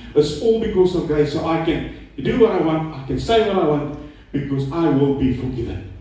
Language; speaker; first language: English; non-native, local second language; Afrikaans